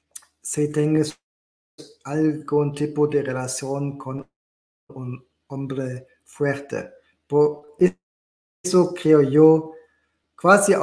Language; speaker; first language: Spanish; non-native, fluent; German